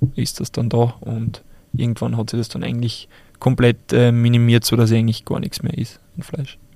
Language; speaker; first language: German; native; German